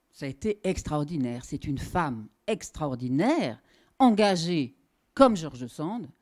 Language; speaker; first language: French; native; French